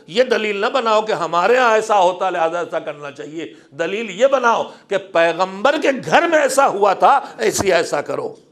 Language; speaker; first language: Urdu; native; Urdu